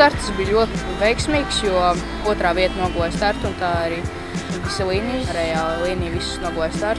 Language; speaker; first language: Latvian; native; Latvian